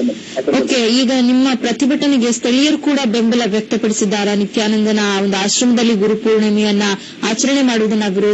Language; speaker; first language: Kannada; native; Kannada